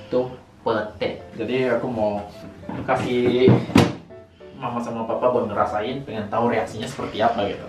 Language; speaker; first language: Indonesian; native; Indonesian